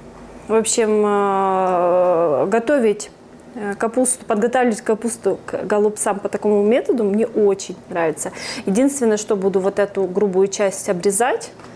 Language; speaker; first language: Russian; native; Russian